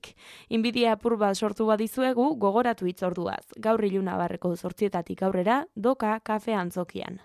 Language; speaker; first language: Basque; native; Basque